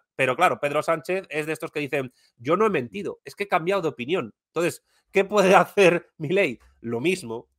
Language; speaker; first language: Spanish; native; Spanish